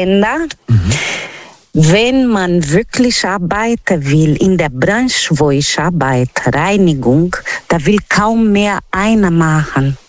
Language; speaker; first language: German; non-native, learner; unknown